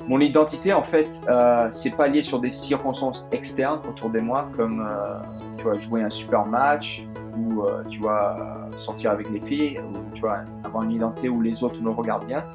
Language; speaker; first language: French; early bilingual, heritage; French